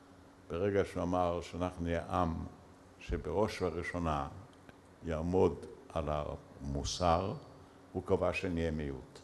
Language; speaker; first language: Hebrew; early bilingual, other home language; Yiddish